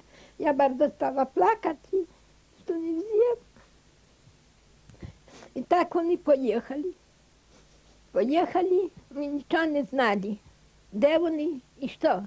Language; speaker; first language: Polish; non-native, local second language; Ukrainian